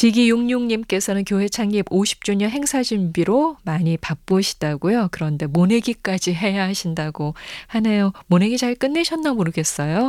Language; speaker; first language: Korean; native; Korean